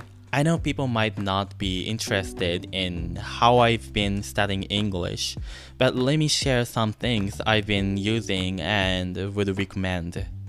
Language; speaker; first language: English; non-native, fluent; Japanese